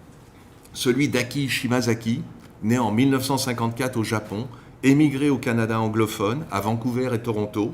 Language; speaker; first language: French; native; French